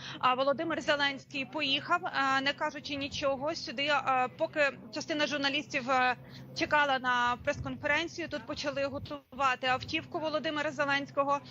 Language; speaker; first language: Ukrainian; native; Ukrainian